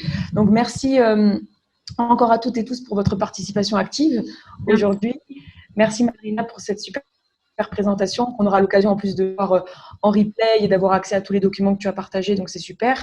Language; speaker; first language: French; native; French